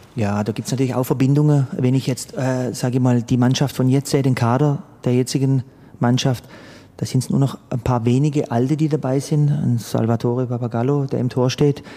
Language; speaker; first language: German; early bilingual, other home language; Croatian